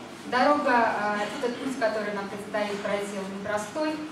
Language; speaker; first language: Russian; native; Russian